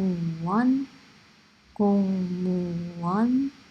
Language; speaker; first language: Korean; non-native, fluent; Indonesian